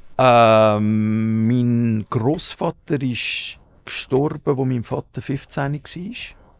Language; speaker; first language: German; early bilingual, other home language; Spanish